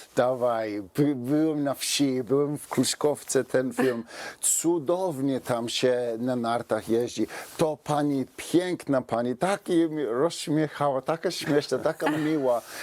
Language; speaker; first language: Polish; non-native, fluent; English